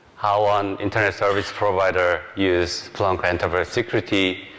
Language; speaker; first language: English; non-native, fluent; Korean